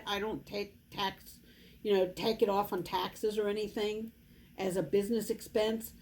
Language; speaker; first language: English; native; English